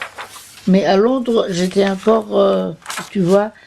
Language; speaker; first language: French; non-native, fluent; Italian